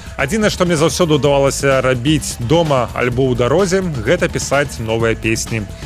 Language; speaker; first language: Belarusian; native; Belarusian